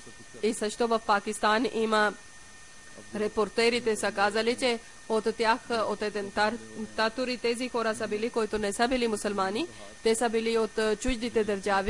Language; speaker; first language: Bulgarian; non-native, learner; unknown